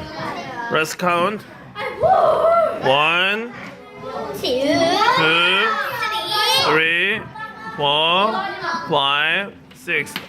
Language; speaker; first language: English; non-native, fluent; Korean